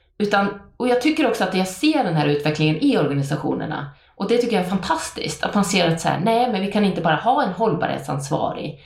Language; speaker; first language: Swedish; native; Swedish